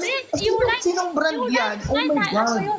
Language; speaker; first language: Filipino; native; Filipino